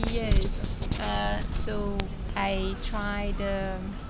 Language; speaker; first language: English; non-native, fluent; Portuguese